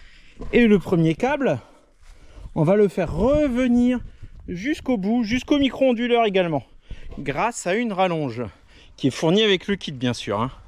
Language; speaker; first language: French; native; French